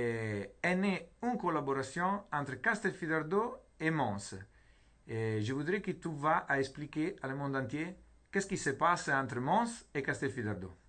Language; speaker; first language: French; non-native, learner; Italian